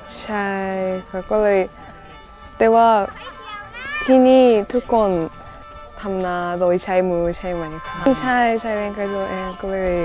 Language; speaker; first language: Thai; non-native, learner; Japanese